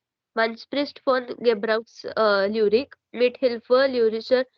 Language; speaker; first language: German; non-native, learner; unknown